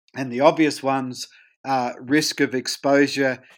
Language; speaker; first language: English; native; English